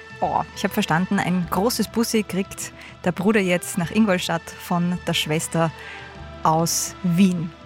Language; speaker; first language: German; native; German